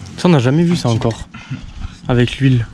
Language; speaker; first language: French; native; French